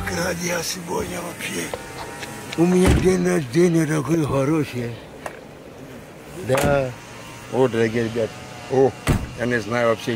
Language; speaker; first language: Russian; non-native, learner; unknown